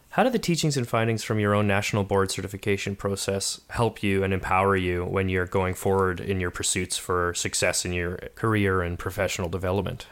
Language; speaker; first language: English; native; English